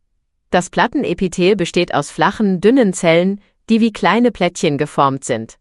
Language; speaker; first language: German; native; German